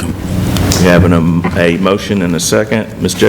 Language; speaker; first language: English; native; English